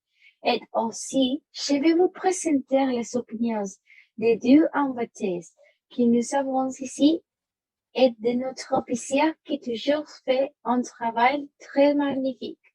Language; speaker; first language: French; non-native, learner; Spanish